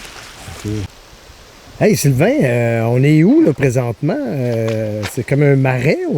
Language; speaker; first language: French; native; French